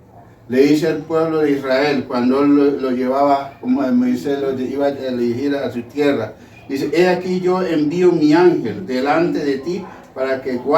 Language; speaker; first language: Spanish; native; Spanish